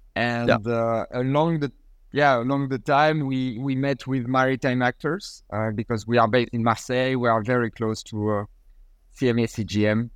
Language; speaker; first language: English; non-native, fluent; French